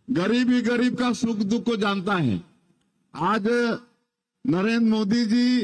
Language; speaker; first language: Hindi; native; Hindi